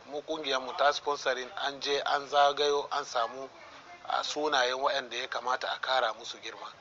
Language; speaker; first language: Hausa; non-native, local second language; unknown